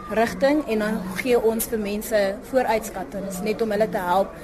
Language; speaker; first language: Afrikaans; non-native, local second language; Northern Sotho